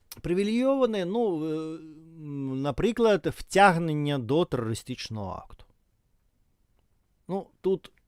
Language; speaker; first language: Ukrainian; non-native, fluent; Russian